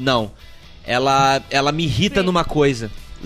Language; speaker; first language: Portuguese; native; Portuguese